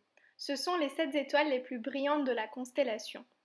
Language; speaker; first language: French; native; French